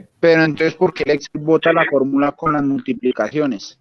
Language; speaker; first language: Spanish; native; Spanish